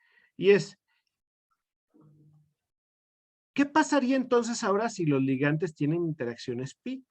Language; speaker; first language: Spanish; native; Spanish